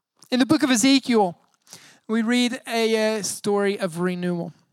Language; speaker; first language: English; native; English